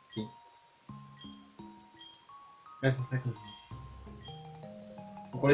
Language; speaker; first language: French; native; French